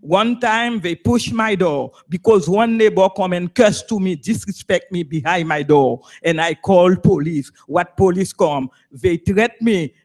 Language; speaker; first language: English; non-native, learner; Haitian Creole